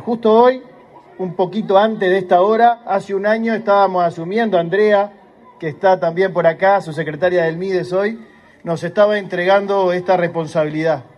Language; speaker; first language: Spanish; native; Spanish